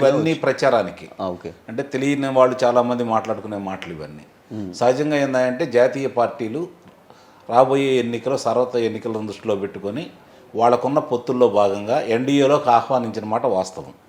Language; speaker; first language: Telugu; native; Telugu